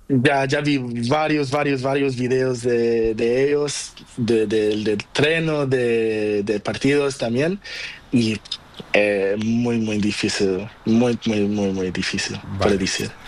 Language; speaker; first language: Spanish; non-native, learner; Portuguese